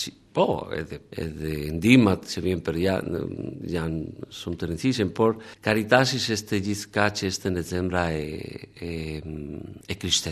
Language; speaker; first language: Albanian; non-native, learner; Spanish